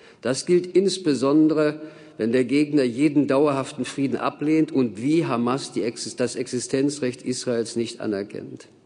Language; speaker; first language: German; native; German